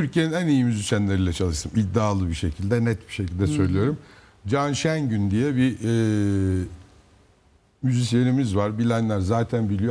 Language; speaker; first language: Turkish; native; Turkish